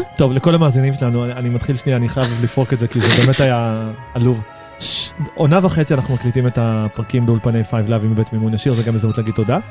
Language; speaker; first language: Hebrew; native; Hebrew